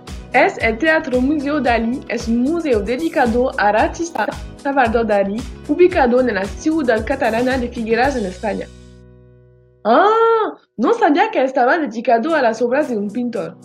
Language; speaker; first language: Spanish; non-native, learner; French